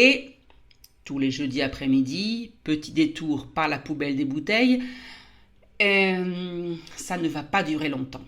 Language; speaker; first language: French; native; French